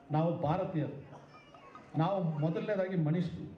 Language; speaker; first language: Kannada; non-native, local second language; Telugu